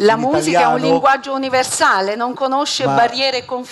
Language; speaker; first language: Italian; native; Italian